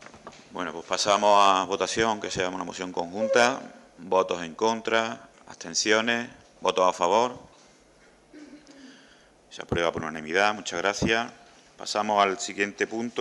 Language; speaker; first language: Spanish; native; Spanish